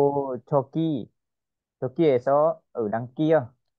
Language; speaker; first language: Korean; non-native, learner; Vietnamese